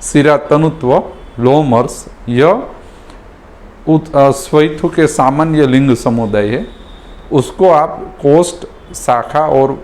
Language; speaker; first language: Hindi; non-native, local second language; Gujarati